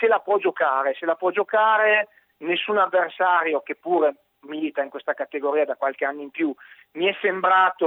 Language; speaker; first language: Italian; native; Italian